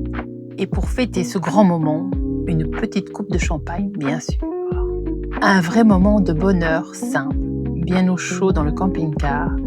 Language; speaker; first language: French; native; French